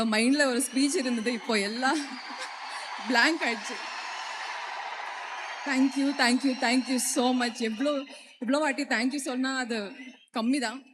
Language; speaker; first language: Tamil; non-native, learner; Kannada